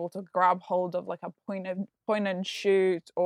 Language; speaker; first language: English; non-native, fluent; Lithuanian